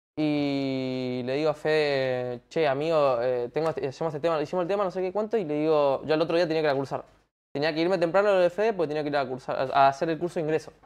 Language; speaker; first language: Spanish; native; Spanish